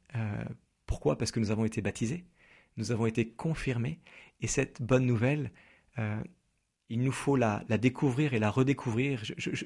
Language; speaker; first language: French; native; French